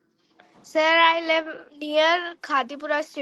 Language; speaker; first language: English; non-native, learner; Hindi